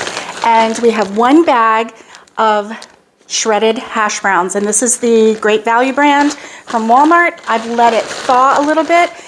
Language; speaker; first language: English; native; English